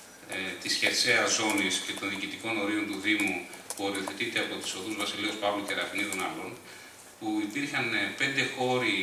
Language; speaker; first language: Greek; native; Greek